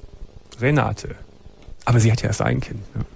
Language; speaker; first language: German; native; German